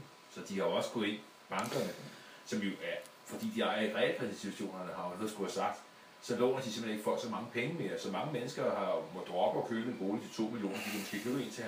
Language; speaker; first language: Danish; native; Danish